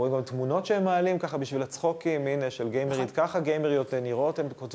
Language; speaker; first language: Hebrew; native; Hebrew